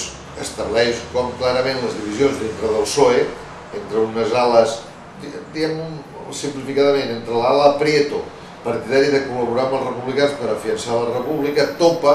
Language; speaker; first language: Catalan; native; Catalan